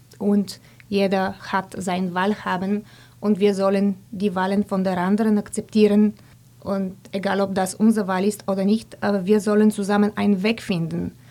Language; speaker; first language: German; non-native, fluent; Bulgarian